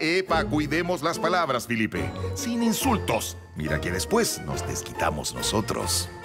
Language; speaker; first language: Spanish; native; Spanish